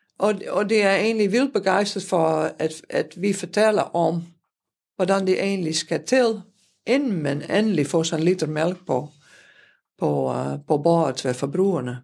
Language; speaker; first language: Danish; non-native, fluent; Dutch